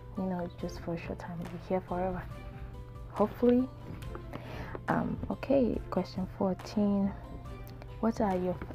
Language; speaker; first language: English; non-native, local second language; Akan